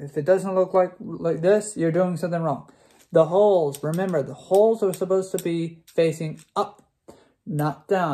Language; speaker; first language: English; native; English